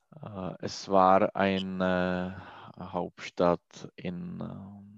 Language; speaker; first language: German; non-native, learner; Czech